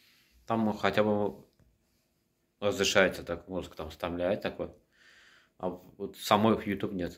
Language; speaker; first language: Russian; non-native, local second language; Azerbaijani